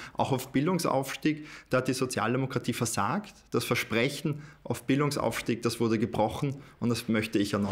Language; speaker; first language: German; native; German